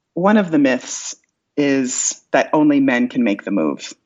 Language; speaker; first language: English; native; English